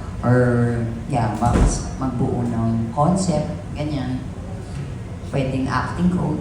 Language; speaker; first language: Filipino; native; Filipino